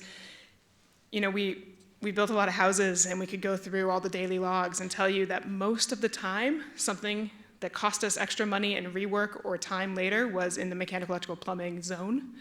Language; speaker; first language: English; native; English